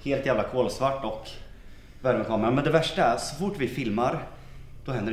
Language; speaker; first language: Swedish; native; Swedish